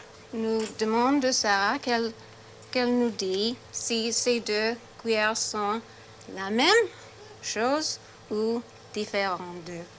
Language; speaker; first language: French; non-native, learner; English